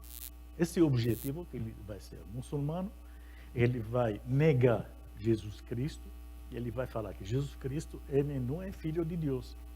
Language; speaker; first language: Portuguese; non-native, fluent; Arabic